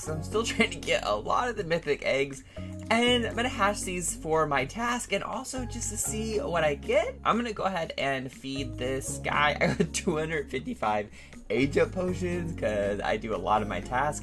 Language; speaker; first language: English; native; English